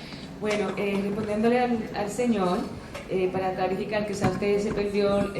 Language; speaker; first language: Spanish; native; Spanish